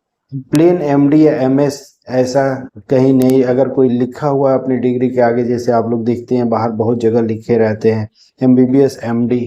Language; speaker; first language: Hindi; native; Hindi